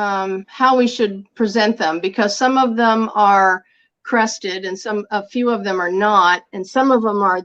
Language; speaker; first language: English; native; English